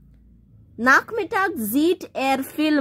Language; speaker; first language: German; non-native, fluent; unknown